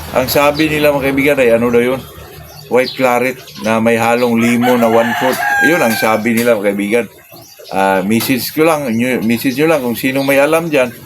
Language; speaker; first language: Filipino; non-native, local second language; Cebuano